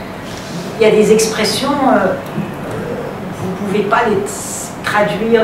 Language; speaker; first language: French; non-native, fluent; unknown